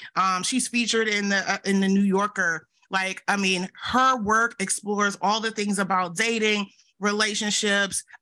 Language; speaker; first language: English; native; English